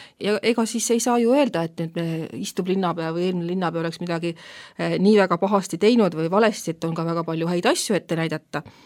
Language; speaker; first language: Estonian; native; Estonian